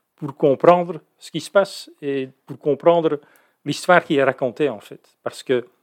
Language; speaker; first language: French; native; French